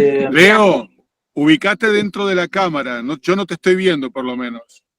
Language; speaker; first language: Spanish; native; Spanish